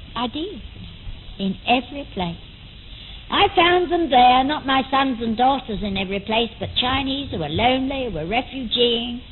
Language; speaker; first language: English; native; English